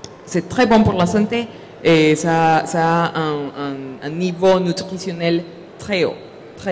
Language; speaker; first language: French; non-native, fluent; Spanish